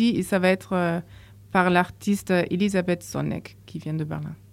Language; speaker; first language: French; non-native, fluent; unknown